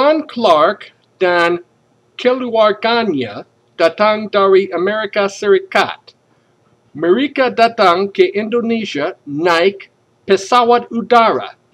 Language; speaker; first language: Indonesian; non-native, learner; English